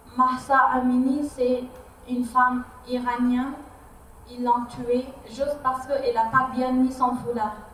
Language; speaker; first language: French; non-native, learner; Persian